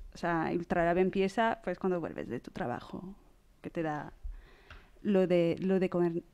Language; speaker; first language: Spanish; non-native, fluent; French